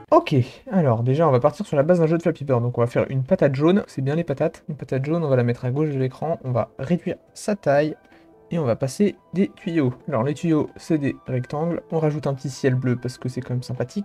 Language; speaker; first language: French; native; French